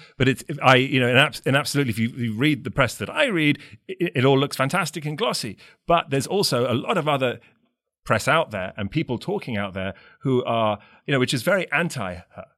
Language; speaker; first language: English; native; English